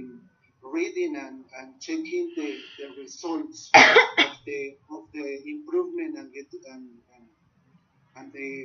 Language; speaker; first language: English; non-native, learner; Spanish